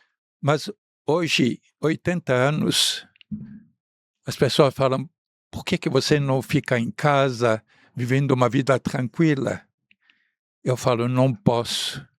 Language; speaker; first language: Portuguese; non-native, fluent; Arabic